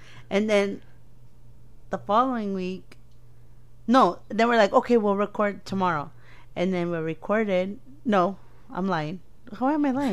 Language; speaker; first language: English; early bilingual, other home language; Spanish